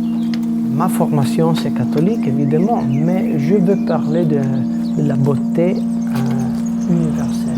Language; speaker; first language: French; non-native, learner; Italian